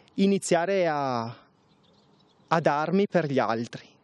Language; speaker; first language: Italian; native; Italian